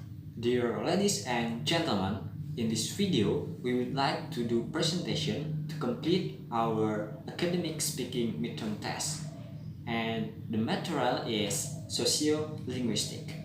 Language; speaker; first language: English; non-native, learner; Indonesian